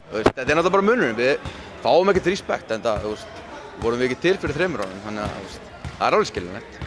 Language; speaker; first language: Icelandic; early bilingual, other home language; Hungarian